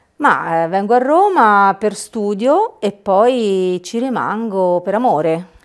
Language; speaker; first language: Italian; native; Italian